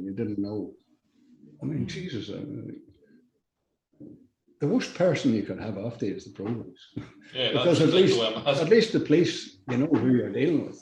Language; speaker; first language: English; native; English